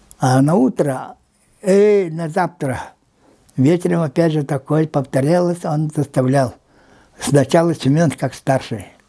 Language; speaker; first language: Russian; non-native, local second language; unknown